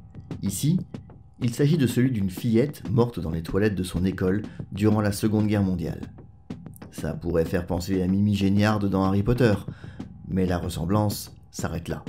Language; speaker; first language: French; native; French